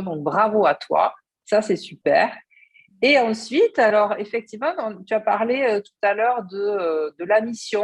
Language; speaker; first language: French; native; French